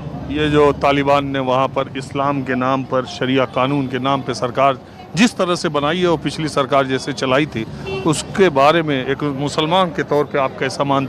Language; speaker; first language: Hindi; native; Hindi